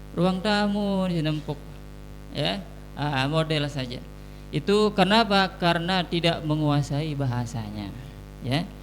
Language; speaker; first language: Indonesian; non-native, local second language; Sasak